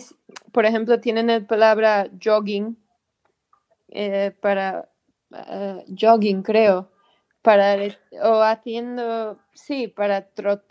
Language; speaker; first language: Spanish; non-native, fluent; English